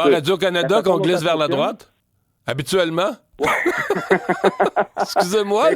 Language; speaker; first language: French; native; French